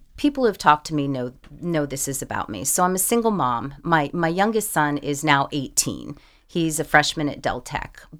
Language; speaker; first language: English; native; English